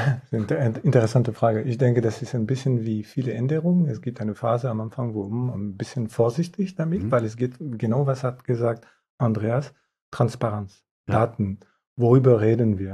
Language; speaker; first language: German; non-native, fluent; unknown